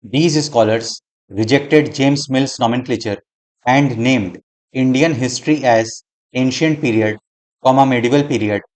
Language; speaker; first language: English; non-native, local second language; Hindi